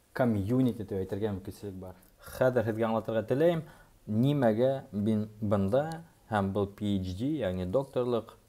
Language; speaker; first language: Tatar; non-native, local second language; Bashkir